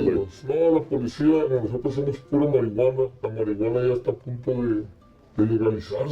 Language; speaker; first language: Spanish; native; Spanish